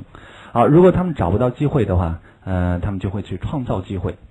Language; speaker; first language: Chinese; native; Chinese